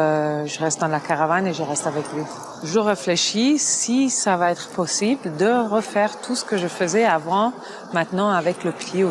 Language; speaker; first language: French; non-native, fluent; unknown